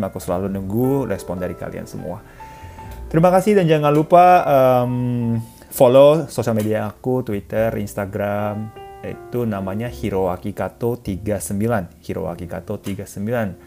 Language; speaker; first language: Indonesian; non-native, fluent; Japanese